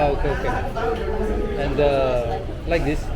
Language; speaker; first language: English; non-native, learner; French